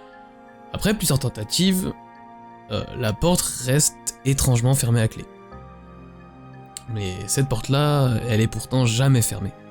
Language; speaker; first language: French; native; French